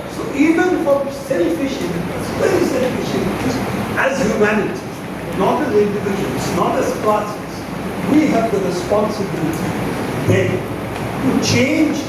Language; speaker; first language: English; non-native, local second language; Bangla